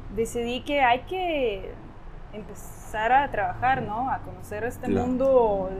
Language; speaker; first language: Spanish; non-native, fluent; Ukrainian